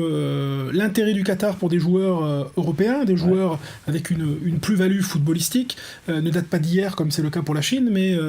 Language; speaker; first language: French; native; French